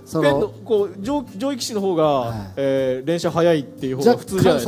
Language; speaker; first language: Japanese; native; Japanese